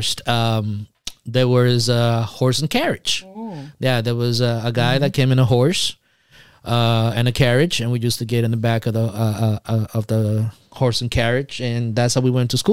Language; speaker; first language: English; early bilingual, other home language; Spanish